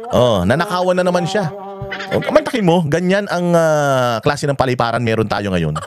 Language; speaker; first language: Filipino; native; Filipino